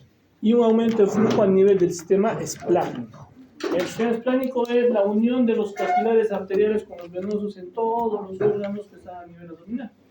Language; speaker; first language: Spanish; native; Spanish